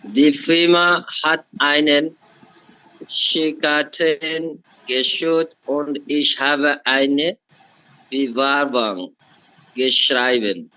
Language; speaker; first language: German; non-native, learner; Bangla